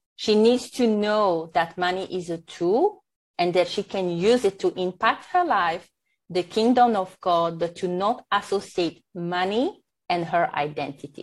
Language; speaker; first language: English; non-native, fluent; French